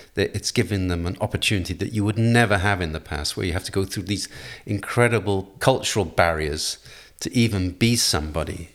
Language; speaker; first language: English; native; English